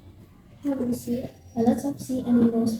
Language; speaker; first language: English; non-native, learner; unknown